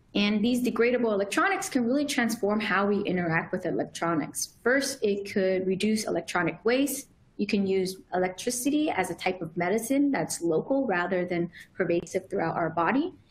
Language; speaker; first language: English; native; English